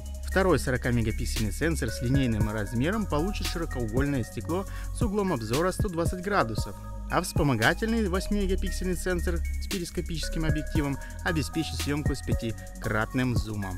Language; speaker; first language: Russian; native; Russian